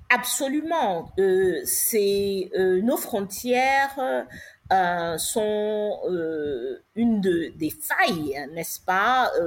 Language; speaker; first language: French; non-native, local second language; English